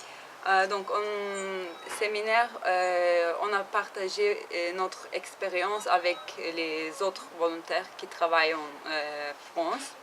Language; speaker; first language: French; non-native, learner; Turkish